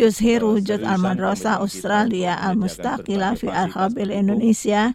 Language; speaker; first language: Arabic; non-native, fluent; Indonesian